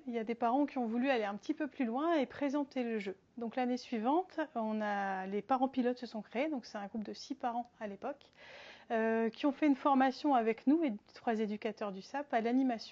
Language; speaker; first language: French; native; French